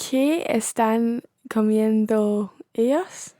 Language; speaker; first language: Spanish; non-native, learner; English